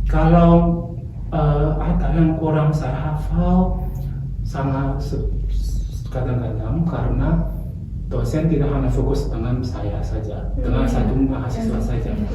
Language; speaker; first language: Indonesian; non-native, fluent; Chinese